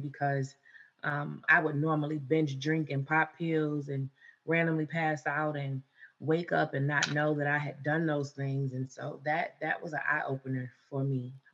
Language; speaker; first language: English; native; English